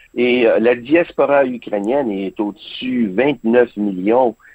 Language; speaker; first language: French; early bilingual, other home language; Ukrainian